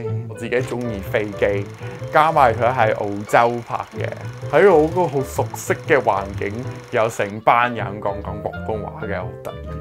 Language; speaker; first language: Chinese; non-native, fluent; English